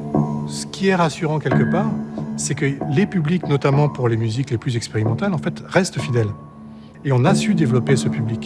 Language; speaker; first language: French; native; French